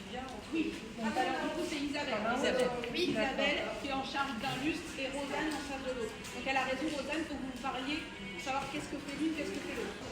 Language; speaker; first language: French; native; French